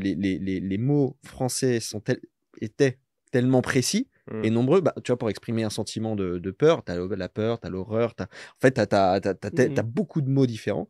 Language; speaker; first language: French; native; French